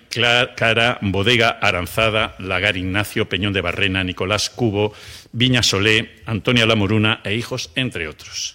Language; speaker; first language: Spanish; native; Spanish